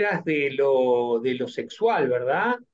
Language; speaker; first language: Spanish; native; Spanish